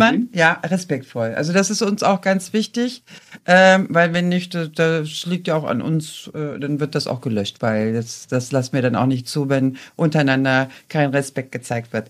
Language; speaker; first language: German; native; German